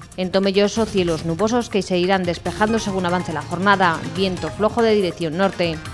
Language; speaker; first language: Spanish; native; Spanish